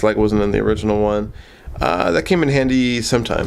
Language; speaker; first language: English; native; English